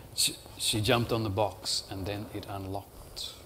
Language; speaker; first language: English; native; English